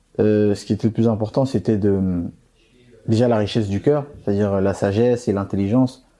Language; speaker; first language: French; early bilingual, other home language; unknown